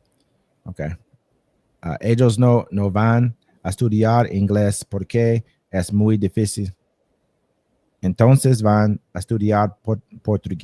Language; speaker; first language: Spanish; non-native, learner; English